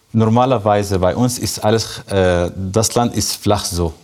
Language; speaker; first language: German; non-native, learner; Arabic